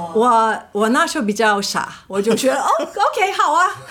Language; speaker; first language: Chinese; non-native, fluent; English